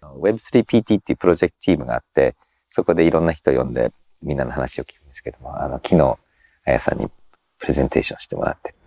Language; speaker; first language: Japanese; early bilingual, heritage; Japanese